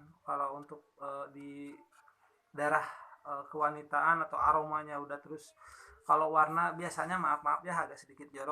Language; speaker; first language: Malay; non-native, local second language; Sundanese